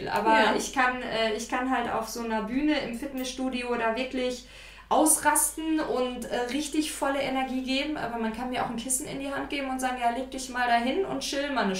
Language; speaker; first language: German; native; German